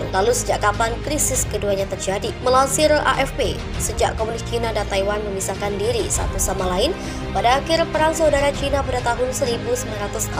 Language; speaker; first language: Indonesian; native; Indonesian